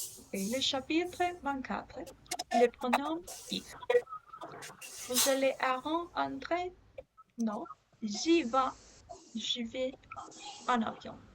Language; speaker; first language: French; non-native, learner; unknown